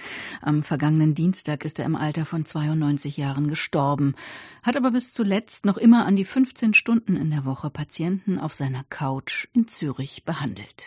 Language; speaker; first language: German; native; German